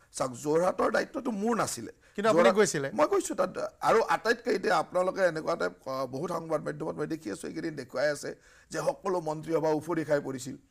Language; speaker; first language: Assamese; native; Assamese